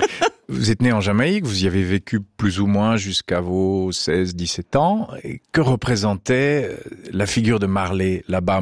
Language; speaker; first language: French; native; French